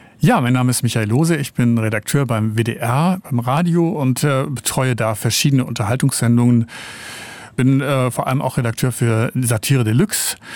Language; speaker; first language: German; native; German